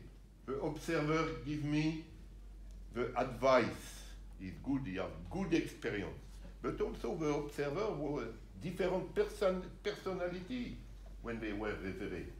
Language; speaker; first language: English; non-native, learner; French